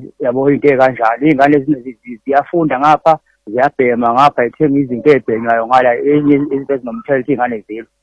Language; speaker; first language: Zulu; native; Zulu